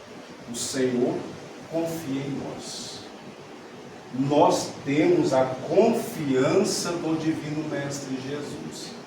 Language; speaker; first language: Portuguese; native; Portuguese